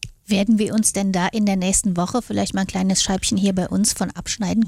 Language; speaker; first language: German; native; German